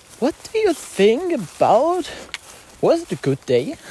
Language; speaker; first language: English; non-native, learner; German